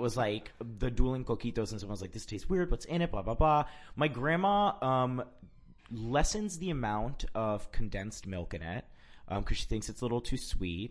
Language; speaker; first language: English; early bilingual, other home language; Spanish